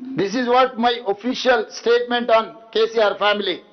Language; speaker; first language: English; non-native, local second language; Telugu